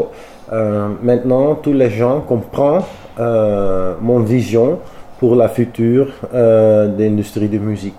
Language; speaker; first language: French; non-native, learner; Dutch